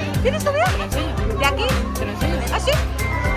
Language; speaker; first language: Spanish; non-native, fluent; Filipino